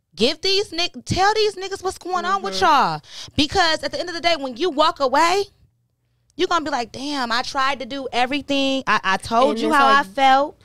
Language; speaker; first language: English; native; English